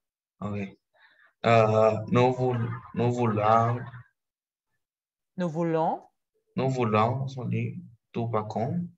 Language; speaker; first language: French; non-native, learner; Spanish